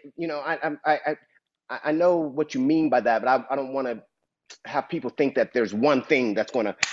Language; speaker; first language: English; native; English